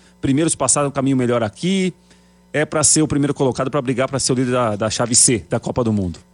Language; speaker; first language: Portuguese; native; Portuguese